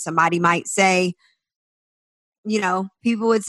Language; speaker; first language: English; native; English